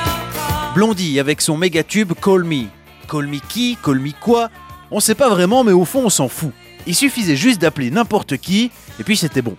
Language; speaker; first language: French; native; French